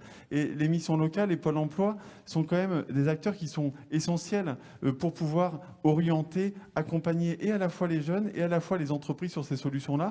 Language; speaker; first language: French; native; French